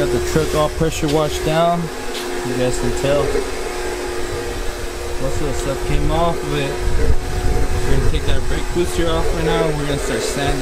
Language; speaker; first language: English; early bilingual, other home language; Spanish